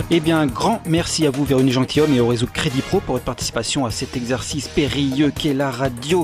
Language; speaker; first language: French; native; French